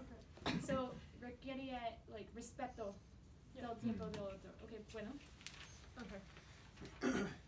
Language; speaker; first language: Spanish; non-native, learner; English